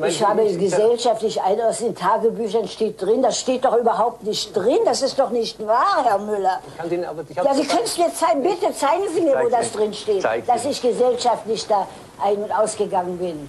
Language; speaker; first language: German; native; German